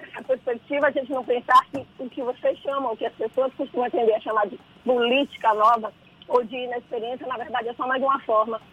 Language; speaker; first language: Portuguese; native; Portuguese